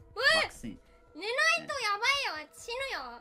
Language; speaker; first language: Japanese; native; Japanese